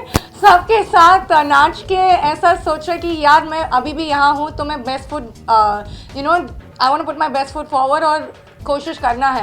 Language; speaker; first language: Hindi; non-native, local second language; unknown